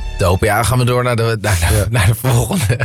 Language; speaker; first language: Dutch; native; Dutch